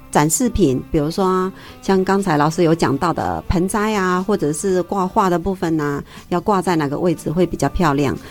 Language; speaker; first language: Chinese; native; Chinese